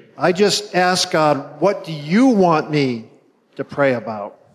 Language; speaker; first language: English; native; English